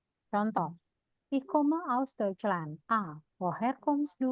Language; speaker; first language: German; non-native, fluent; Indonesian